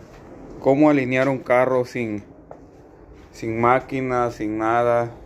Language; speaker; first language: Spanish; native; Spanish